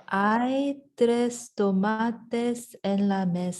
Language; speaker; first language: Spanish; non-native, learner; English